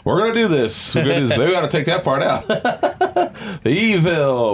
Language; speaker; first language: English; native; English